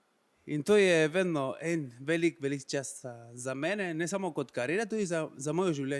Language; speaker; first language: Slovenian; non-native, fluent; Spanish